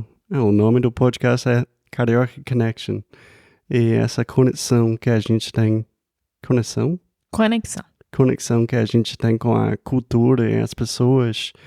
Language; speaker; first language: Portuguese; non-native, fluent; English